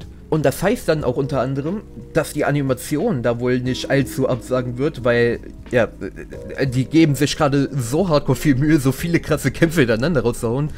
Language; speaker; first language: German; native; German